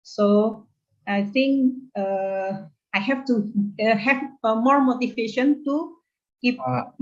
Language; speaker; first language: English; non-native, learner; Indonesian